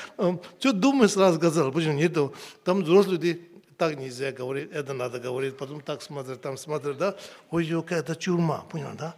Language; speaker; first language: Russian; non-native, learner; Tibetan